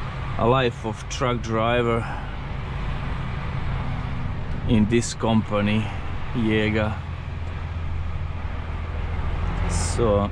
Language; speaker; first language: English; non-native, learner; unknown